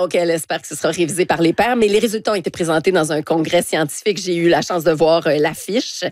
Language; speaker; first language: French; native; French